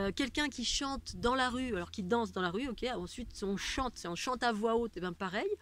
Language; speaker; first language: French; native; French